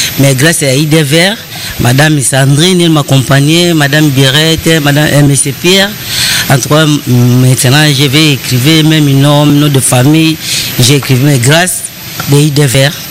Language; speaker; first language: French; non-native, learner; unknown